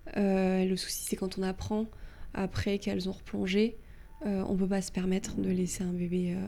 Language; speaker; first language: French; native; French